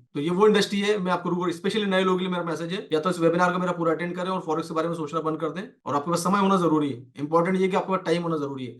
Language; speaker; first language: Hindi; native; Hindi